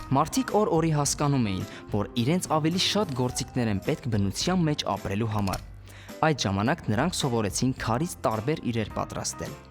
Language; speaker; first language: Armenian; early bilingual, heritage; Armenian